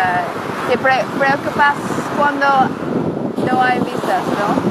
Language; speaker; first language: Spanish; non-native, learner; English